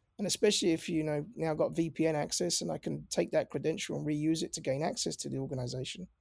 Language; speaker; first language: English; native; English